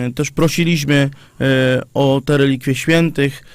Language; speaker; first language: Polish; native; Polish